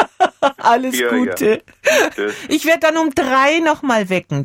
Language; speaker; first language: German; native; German